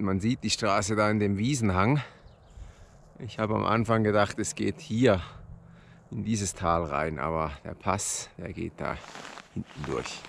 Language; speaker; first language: German; native; German